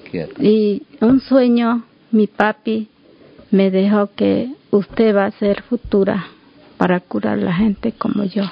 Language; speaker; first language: Spanish; non-native, local second language; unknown